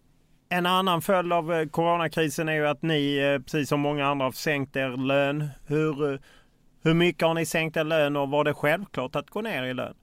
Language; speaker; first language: Swedish; native; Swedish